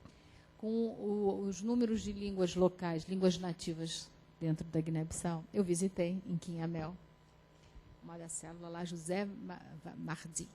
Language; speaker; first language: Portuguese; native; Portuguese